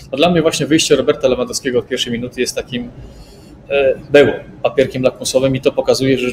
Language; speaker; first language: Polish; native; Polish